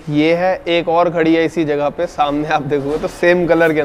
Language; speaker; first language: Hindi; native; Hindi